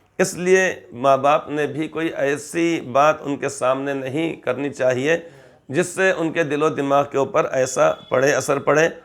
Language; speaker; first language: Urdu; native; Urdu